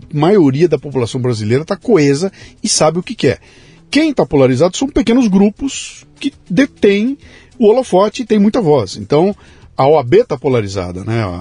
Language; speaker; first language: Portuguese; native; Portuguese